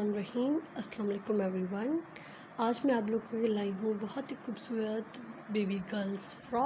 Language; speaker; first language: Hindi; native; Hindi